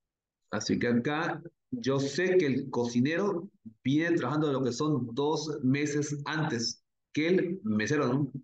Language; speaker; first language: Spanish; native; Spanish